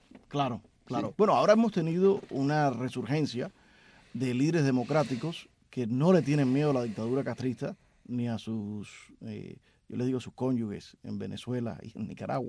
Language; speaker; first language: Spanish; native; Spanish